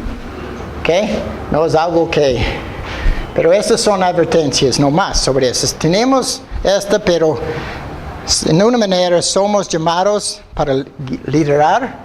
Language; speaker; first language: Spanish; non-native, fluent; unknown